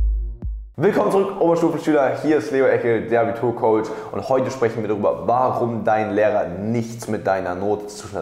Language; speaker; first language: German; native; German